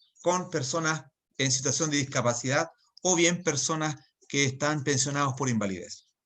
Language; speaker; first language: Spanish; native; Spanish